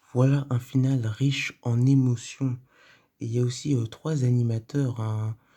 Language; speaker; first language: French; native; French